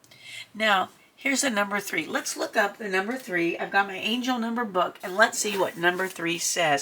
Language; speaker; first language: English; native; English